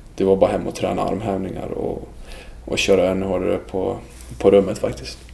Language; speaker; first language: Swedish; early bilingual, other home language; Serbian